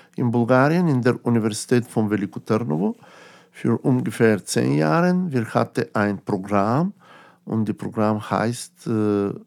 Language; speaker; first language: German; non-native, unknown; Bulgarian